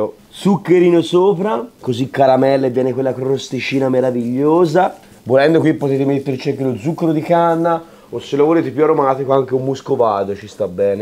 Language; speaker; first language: Italian; native; Italian